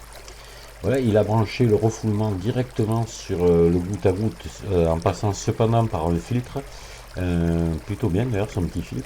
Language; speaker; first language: French; native; French